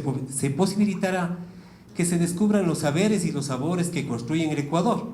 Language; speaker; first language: Spanish; native; Spanish